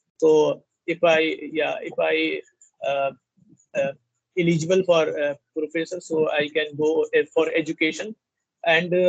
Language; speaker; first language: English; non-native, learner; Hindi